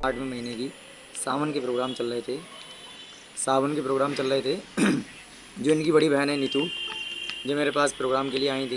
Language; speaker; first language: Hindi; native; Hindi